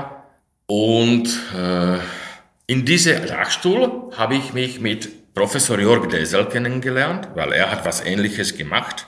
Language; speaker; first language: German; non-native, fluent; Slovak